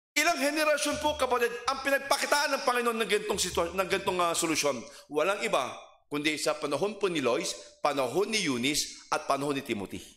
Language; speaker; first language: Filipino; non-native, local second language; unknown